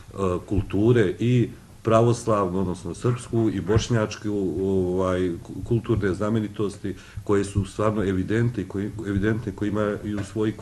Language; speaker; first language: Bosnian; native; Bosnian